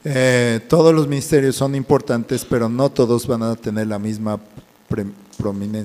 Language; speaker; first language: Spanish; native; Spanish